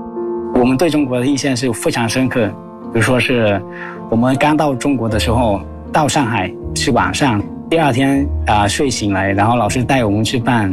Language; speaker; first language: Chinese; non-native, fluent; Lao